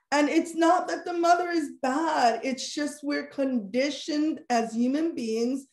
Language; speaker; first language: English; native; English